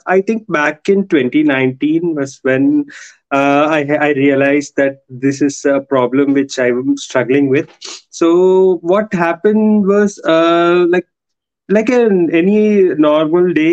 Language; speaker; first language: English; non-native, local second language; Telugu